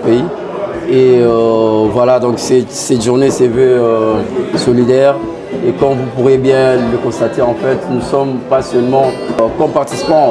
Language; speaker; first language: French; early bilingual, other home language; Lingala